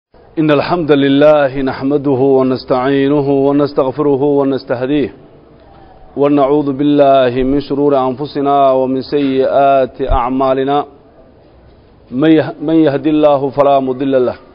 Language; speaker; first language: Arabic; non-native, fluent; Somali